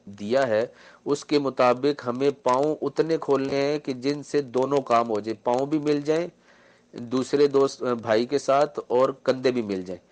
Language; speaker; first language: Urdu; native; Urdu